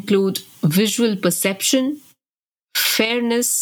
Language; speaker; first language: English; non-native, local second language; Bangla